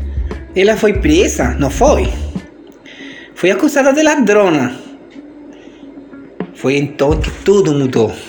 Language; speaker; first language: Portuguese; non-native, fluent; Spanish